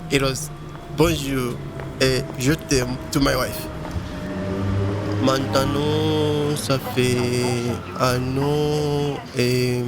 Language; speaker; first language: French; non-native, learner; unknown